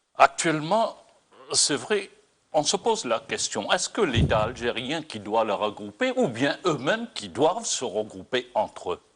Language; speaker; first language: French; non-native, local second language; Morisyen